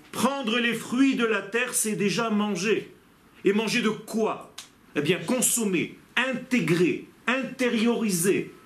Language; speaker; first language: French; non-native, fluent; Hebrew